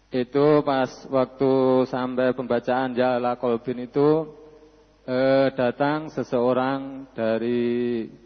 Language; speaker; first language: Indonesian; non-native, local second language; Javanese